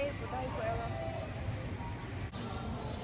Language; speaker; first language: Chinese; non-native, learner; Russian